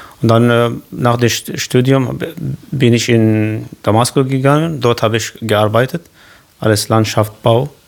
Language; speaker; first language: German; non-native, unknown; Kurdish